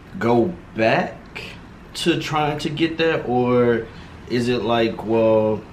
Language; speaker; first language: English; native; English